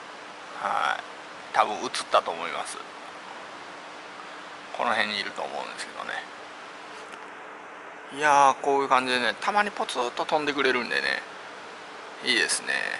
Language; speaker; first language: Japanese; native; Japanese